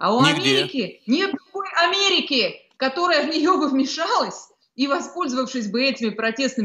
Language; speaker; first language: Russian; native; Russian